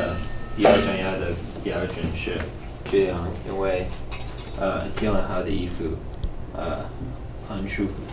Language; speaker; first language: Chinese; non-native, learner; English